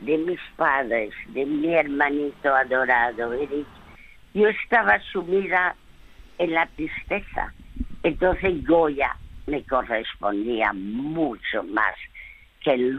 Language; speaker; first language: Spanish; early bilingual, other home language; French